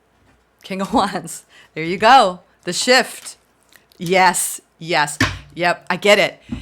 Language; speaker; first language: English; native; English